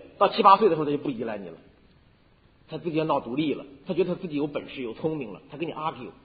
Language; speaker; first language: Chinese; native; Chinese